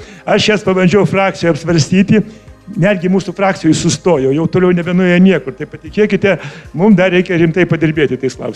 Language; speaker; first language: Lithuanian; native; Lithuanian